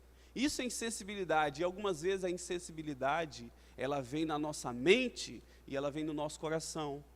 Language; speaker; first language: Portuguese; native; Portuguese